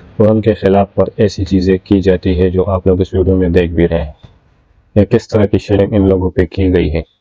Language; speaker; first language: Urdu; non-native, local second language; Pashto